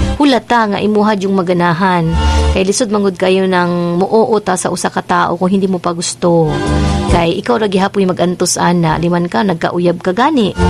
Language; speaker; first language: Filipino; non-native, local second language; Cebuano